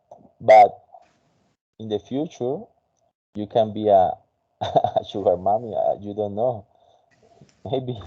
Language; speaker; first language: English; non-native, fluent; Spanish